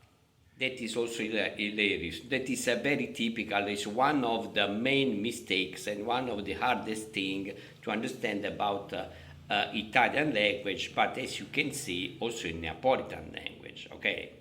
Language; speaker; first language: English; non-native, fluent; Italian